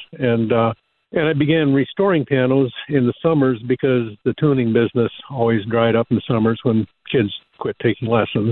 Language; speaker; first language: English; native; English